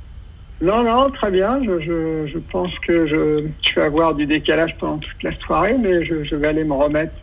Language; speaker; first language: French; native; French